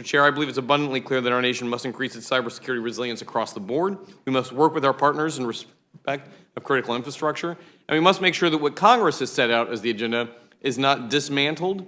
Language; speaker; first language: English; native; English